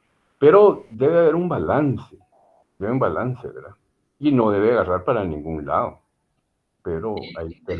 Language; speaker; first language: Spanish; native; Spanish